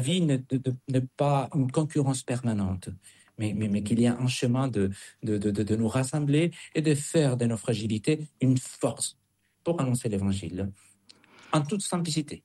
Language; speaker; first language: French; non-native, fluent; Spanish